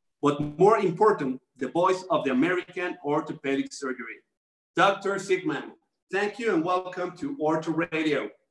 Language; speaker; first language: English; non-native, fluent; Spanish